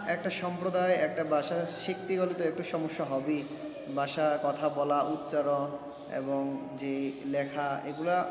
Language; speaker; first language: Bangla; non-native, local second language; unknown